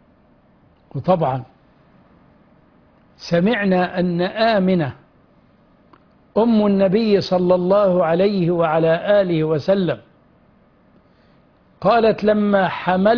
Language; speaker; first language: Arabic; native; Arabic